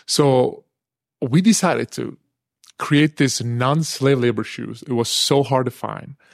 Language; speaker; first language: English; non-native, fluent; Turkish